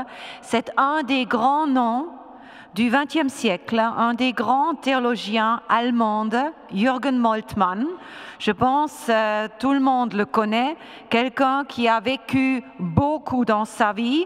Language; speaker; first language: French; non-native, fluent; German